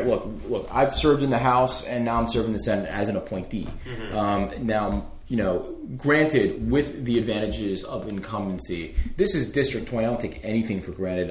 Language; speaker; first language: English; native; English